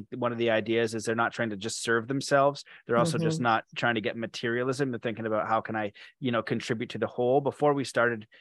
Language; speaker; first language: English; native; English